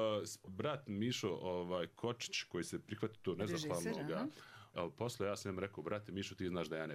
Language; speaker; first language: Serbian; native; Serbian